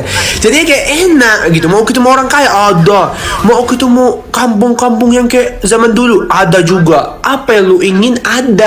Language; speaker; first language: Indonesian; non-native, fluent; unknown